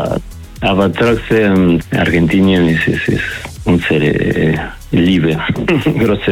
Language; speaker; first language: German; non-native, fluent; Spanish